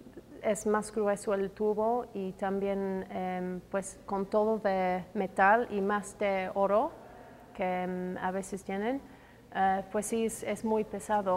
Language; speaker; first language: Spanish; non-native, fluent; English